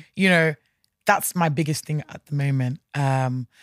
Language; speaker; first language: English; non-native, local second language; Yoruba